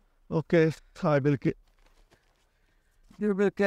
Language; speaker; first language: English; non-native, fluent; Finnish